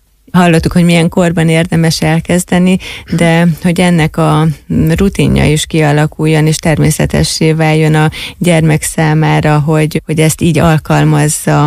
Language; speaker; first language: Hungarian; native; Hungarian